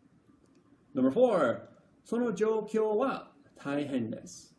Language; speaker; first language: Japanese; non-native, fluent; English